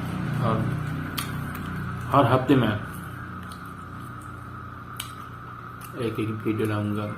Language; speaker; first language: Hindi; non-native, local second language; Assamese